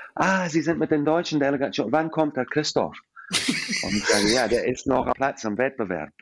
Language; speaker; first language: German; non-native, fluent; English